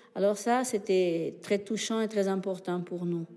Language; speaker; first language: French; non-native, fluent; Italian